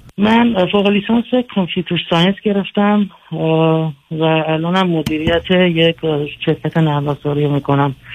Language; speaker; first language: Persian; early bilingual, other home language; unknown